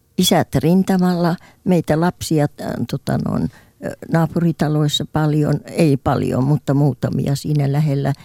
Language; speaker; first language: Finnish; native; Finnish